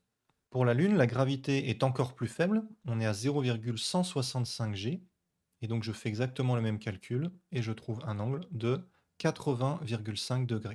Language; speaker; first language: French; native; French